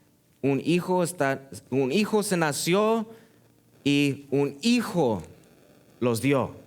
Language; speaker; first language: Spanish; early bilingual, heritage; Spanish